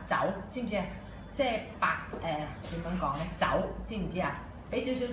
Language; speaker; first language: Cantonese; native; Cantonese